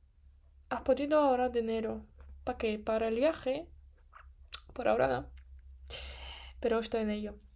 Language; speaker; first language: Spanish; non-native, fluent; Russian